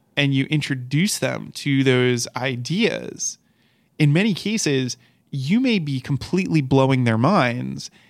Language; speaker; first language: English; native; English